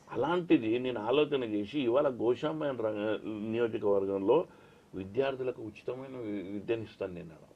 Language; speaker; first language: Telugu; native; Telugu